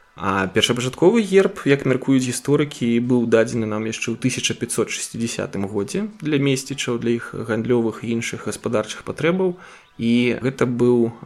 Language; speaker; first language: Belarusian; non-native, local second language; Russian